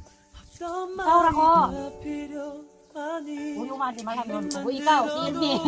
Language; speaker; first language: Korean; non-native, learner; Cebuano